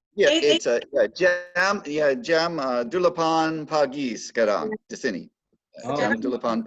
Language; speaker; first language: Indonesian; non-native, learner; English